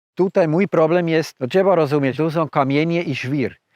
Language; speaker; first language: Polish; non-native, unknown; German